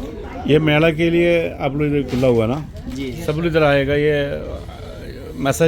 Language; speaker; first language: Hindi; non-native, local second language; Malayalam